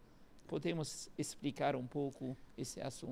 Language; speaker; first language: Portuguese; non-native, learner; Arabic